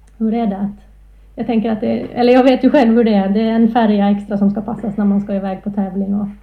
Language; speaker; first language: Swedish; native; Swedish